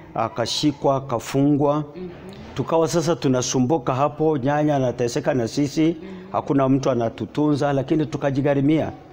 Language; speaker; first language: Swahili; non-native, local second language; Gusii